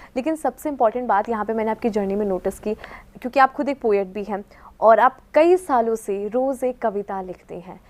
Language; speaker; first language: Hindi; native; Hindi